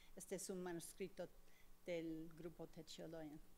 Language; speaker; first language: Spanish; non-native, fluent; English